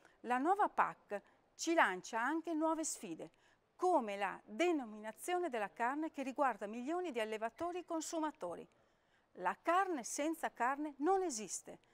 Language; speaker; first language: Italian; native; Italian